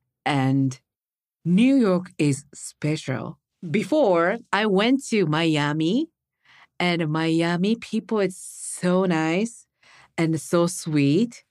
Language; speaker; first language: English; non-native, learner; Japanese